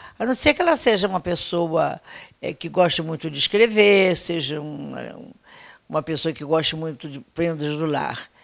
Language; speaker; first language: Portuguese; native; Portuguese